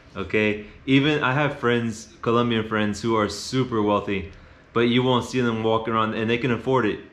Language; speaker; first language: English; native; English